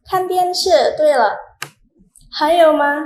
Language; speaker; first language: Chinese; non-native, fluent; Indonesian